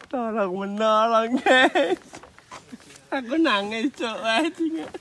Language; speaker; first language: Indonesian; non-native, local second language; Javanese